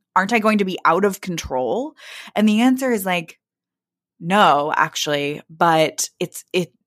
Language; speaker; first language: English; native; English